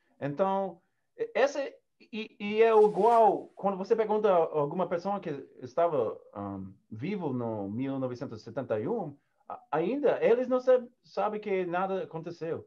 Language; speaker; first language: Portuguese; non-native, learner; English